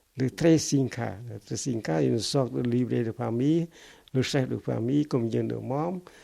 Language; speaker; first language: French; non-native, fluent; Khmer